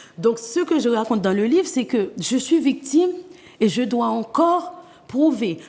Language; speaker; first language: French; non-native, local second language; Haitian Creole